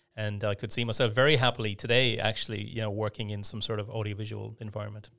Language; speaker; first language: English; native; English